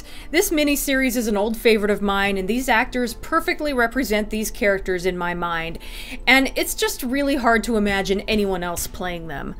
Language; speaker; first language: English; native; English